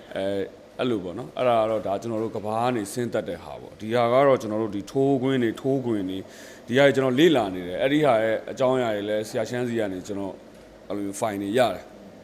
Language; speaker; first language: Burmese; native; Burmese